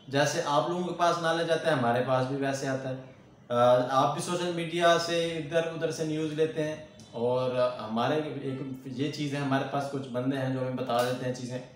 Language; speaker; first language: Urdu; non-native, local second language; Punjabi